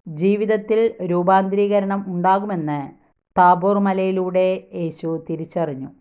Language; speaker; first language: Malayalam; native; Malayalam